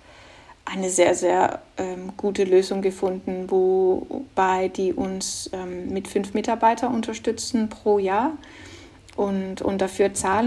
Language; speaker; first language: German; non-native, fluent; Danish